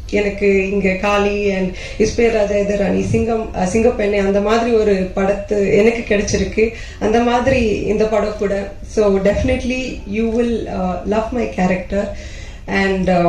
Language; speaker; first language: Tamil; non-native, fluent; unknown